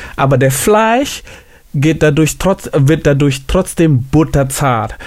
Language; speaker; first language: German; non-native, fluent; Indonesian